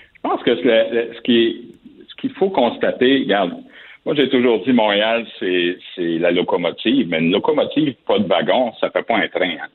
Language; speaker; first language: French; native; French